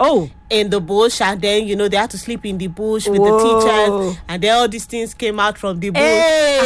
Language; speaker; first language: English; non-native, local second language; Yoruba